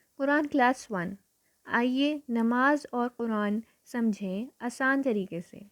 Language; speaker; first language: Urdu; native; Urdu